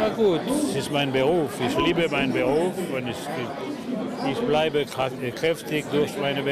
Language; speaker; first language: German; non-native, fluent; French